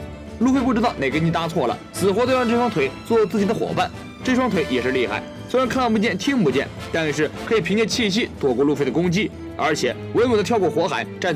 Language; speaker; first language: Chinese; native; Chinese